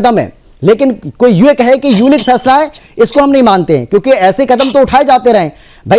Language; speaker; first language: Hindi; native; Hindi